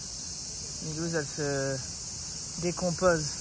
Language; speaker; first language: French; native; French